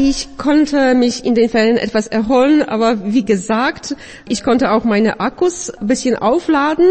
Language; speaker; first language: German; non-native, fluent; Polish